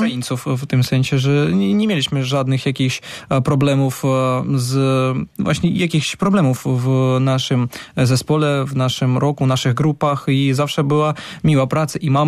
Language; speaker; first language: Polish; non-native, fluent; Ukrainian